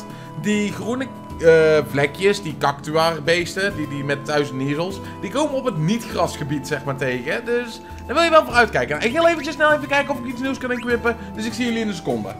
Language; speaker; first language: Dutch; native; Dutch